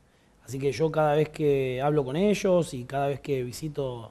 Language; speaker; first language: Spanish; native; Spanish